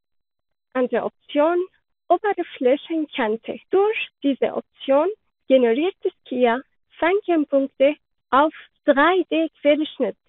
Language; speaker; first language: German; non-native, learner; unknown